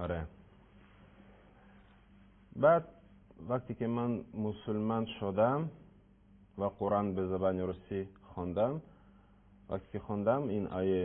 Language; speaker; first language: Persian; non-native, learner; Russian